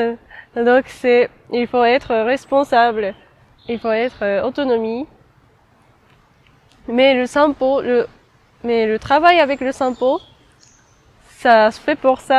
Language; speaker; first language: French; non-native, fluent; Japanese